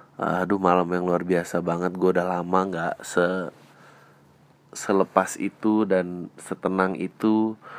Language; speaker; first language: Indonesian; native; Indonesian